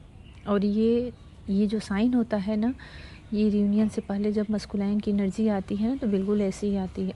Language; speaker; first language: Hindi; native; Hindi